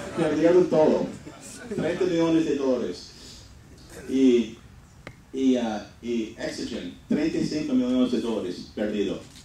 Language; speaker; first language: Spanish; non-native, fluent; English